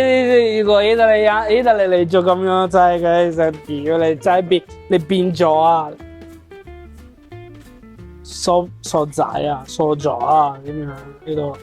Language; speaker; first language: Cantonese; non-native, learner; Italian